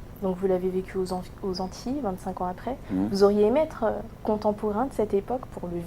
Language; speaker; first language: French; native; French